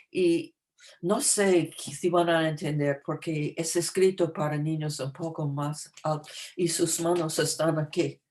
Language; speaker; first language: Spanish; non-native, fluent; English